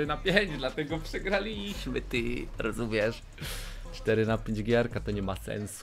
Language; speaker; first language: Polish; native; Polish